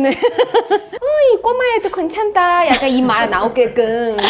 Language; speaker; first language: Korean; non-native, fluent; Chinese